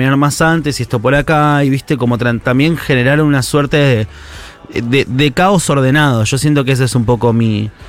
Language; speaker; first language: Spanish; native; Spanish